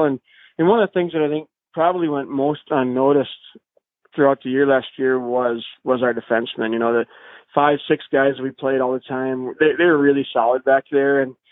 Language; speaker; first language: English; native; English